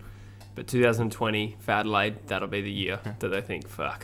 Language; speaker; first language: English; native; English